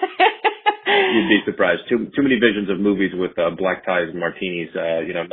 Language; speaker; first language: English; native; English